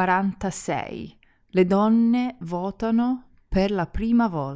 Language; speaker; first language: Italian; non-native, learner; English